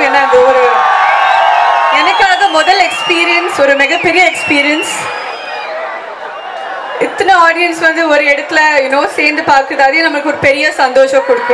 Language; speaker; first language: Tamil; non-native, fluent; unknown